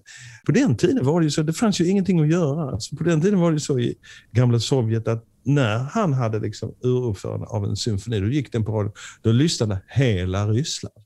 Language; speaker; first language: Swedish; native; Swedish